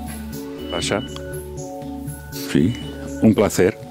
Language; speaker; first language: Spanish; non-native, fluent; Dutch